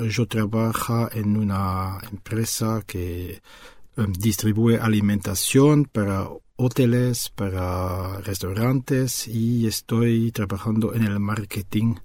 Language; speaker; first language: Spanish; non-native, fluent; French